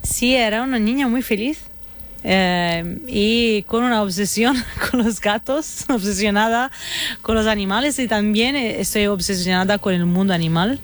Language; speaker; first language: Spanish; non-native, fluent; Italian